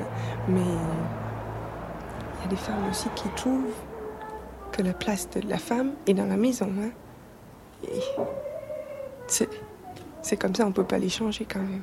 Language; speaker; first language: French; non-native, fluent; English